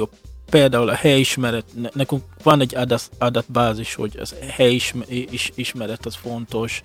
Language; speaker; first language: Hungarian; non-native, fluent; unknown